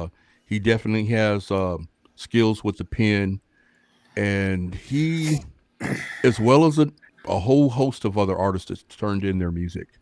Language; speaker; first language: English; native; English